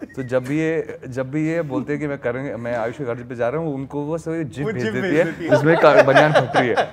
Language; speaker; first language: Hindi; native; Hindi